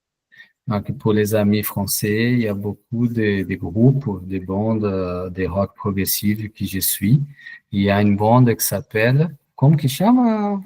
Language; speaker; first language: French; non-native, fluent; Portuguese